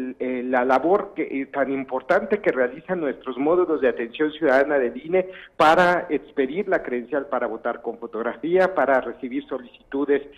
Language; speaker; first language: Spanish; native; Spanish